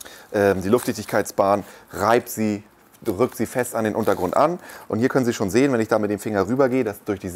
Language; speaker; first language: German; native; German